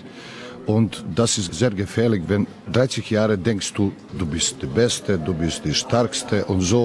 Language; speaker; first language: German; non-native, learner; Serbian